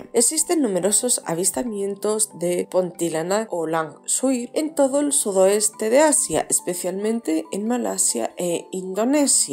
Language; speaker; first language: Spanish; native; Spanish